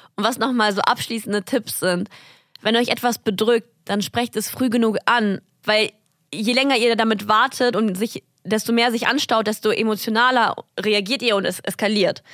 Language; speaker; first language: German; early bilingual, other home language; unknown